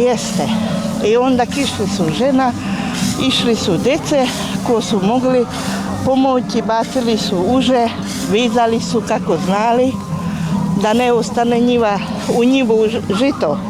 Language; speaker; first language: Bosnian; non-native, local second language; Hungarian